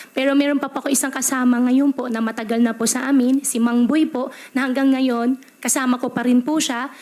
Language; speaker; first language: Filipino; native; Filipino